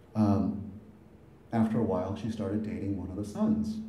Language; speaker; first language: English; native; English